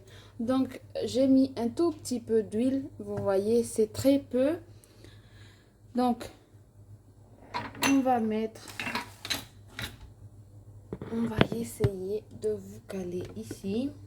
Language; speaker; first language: French; non-native, local second language; Malagasy